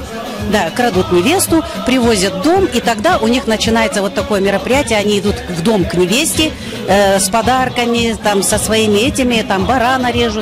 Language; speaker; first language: Russian; native; Russian